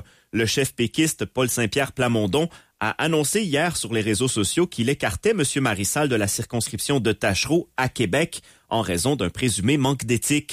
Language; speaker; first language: French; native; French